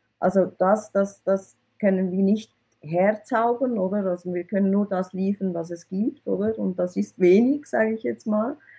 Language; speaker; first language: German; early bilingual, other home language; Persian